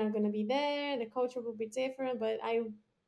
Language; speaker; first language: English; non-native, fluent; Portuguese